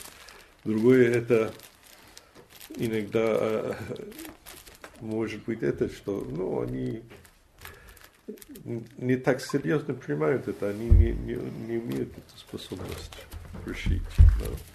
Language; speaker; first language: Russian; non-native, fluent; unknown